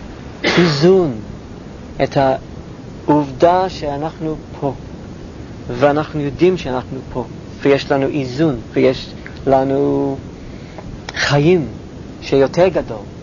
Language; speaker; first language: Hebrew; non-native, fluent; English